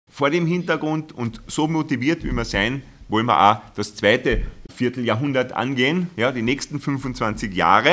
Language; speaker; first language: German; native; German